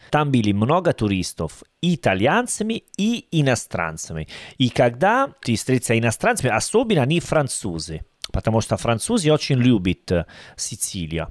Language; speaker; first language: Russian; non-native, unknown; Italian